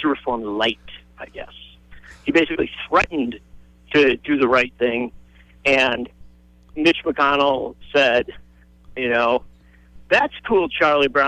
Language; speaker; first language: English; native; English